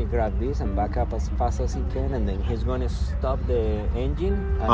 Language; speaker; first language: English; non-native, fluent; Spanish